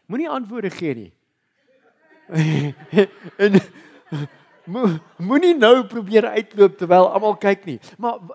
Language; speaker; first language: Afrikaans; early bilingual, heritage; Afrikaans